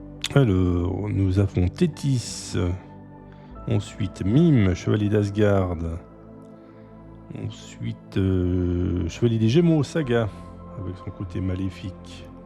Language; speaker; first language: French; native; French